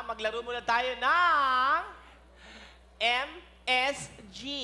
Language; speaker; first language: Filipino; native; Filipino